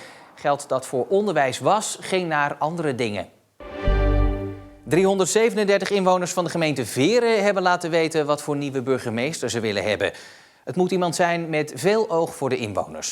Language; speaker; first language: Dutch; native; Dutch